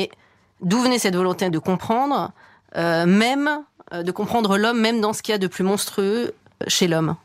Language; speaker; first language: French; native; French